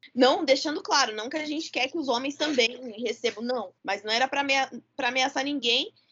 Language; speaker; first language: Portuguese; native; Portuguese